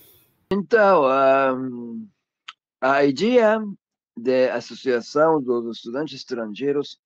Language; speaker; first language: Portuguese; non-native, learner; Arabic